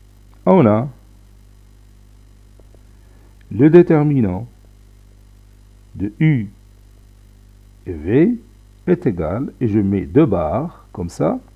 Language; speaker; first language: French; non-native, local second language; Arabic